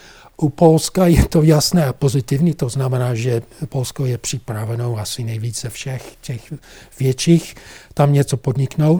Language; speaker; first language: Czech; non-native, fluent; English